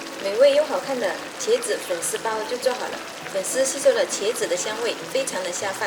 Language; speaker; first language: Chinese; native; Chinese